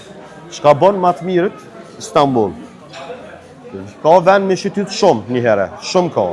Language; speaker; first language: Albanian; early bilingual, heritage; Albanian